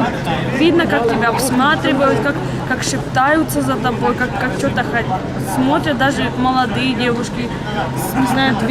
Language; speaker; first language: Russian; early bilingual, other home language; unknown